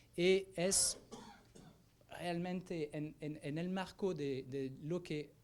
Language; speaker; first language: Spanish; non-native, fluent; French